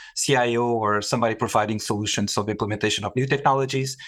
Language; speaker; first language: English; non-native, fluent; Portuguese